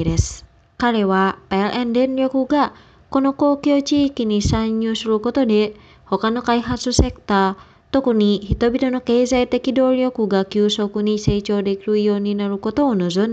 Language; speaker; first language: Japanese; non-native, fluent; Indonesian